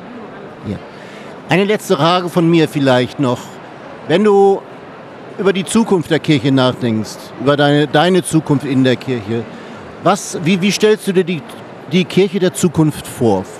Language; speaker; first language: German; native; German